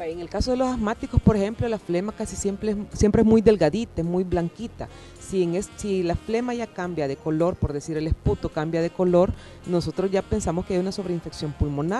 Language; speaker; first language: Spanish; native; Spanish